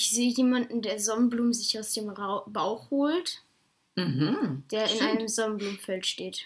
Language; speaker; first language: German; native; German